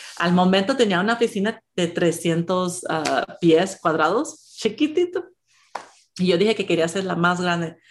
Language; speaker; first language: Spanish; early bilingual, heritage; Spanish